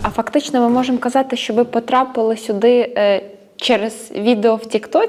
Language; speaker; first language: Ukrainian; native; Ukrainian